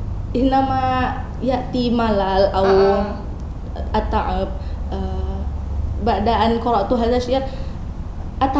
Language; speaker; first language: Arabic; non-native, learner; Indonesian